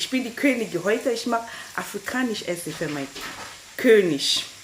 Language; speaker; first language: German; non-native, learner; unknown